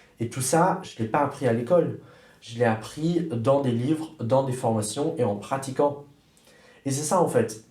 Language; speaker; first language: French; early bilingual, other home language; German